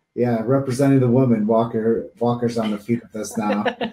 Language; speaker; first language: English; native; English